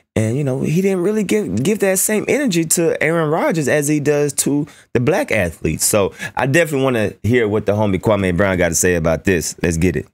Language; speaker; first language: English; native; English